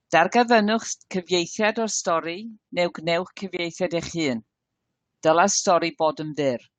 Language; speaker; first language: Welsh; non-native, learner; English